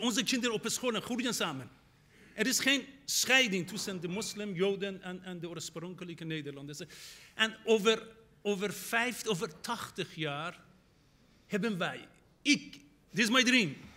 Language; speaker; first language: Dutch; non-native, fluent; Persian